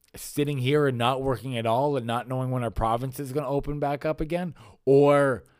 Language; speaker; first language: English; native; English